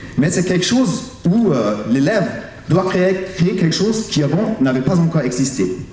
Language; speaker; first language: French; non-native, fluent; German